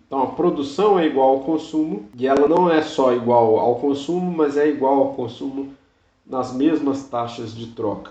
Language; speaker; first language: Portuguese; native; Portuguese